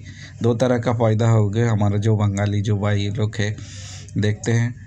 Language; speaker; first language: Hindi; non-native, local second language; Bangla